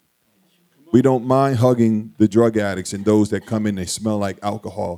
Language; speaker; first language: English; native; English